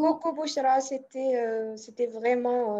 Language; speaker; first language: French; non-native, local second language; Arabic